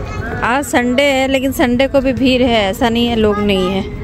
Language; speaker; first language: Hindi; native; Hindi